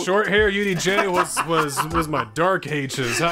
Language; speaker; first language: English; native; English